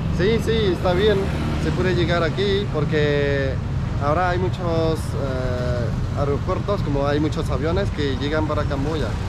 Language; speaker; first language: Spanish; non-native, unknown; Khmer